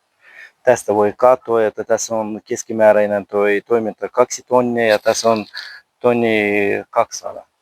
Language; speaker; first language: Finnish; non-native, learner; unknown